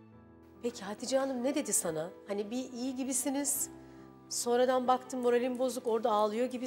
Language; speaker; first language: Turkish; native; Turkish